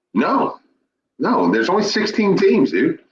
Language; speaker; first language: English; native; English